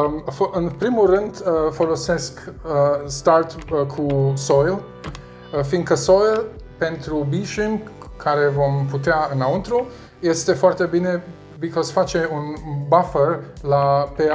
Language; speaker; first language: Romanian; non-native, learner; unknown